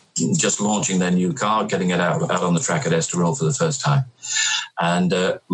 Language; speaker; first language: English; native; English